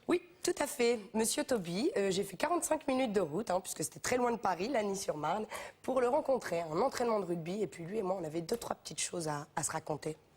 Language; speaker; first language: French; native; French